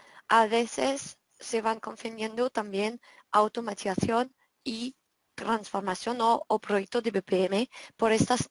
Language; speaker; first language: Spanish; non-native, fluent; French